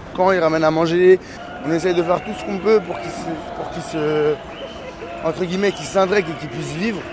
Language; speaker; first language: French; native; French